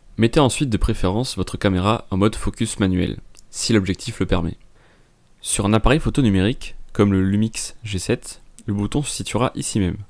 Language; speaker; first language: French; native; French